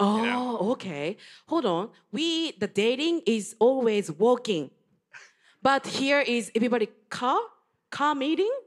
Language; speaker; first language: English; non-native, learner; Japanese